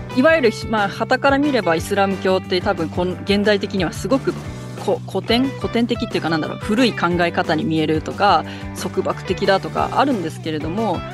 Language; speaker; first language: Japanese; native; Japanese